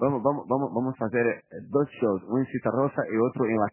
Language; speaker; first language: Spanish; non-native, fluent; Portuguese